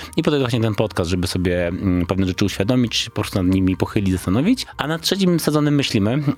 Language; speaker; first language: Polish; native; Polish